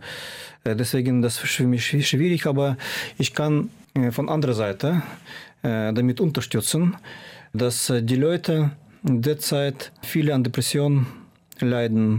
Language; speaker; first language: German; non-native, fluent; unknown